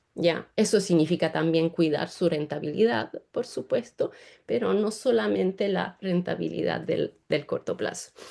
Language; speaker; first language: Spanish; non-native, fluent; Italian